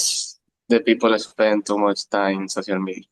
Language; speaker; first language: English; non-native, learner; Spanish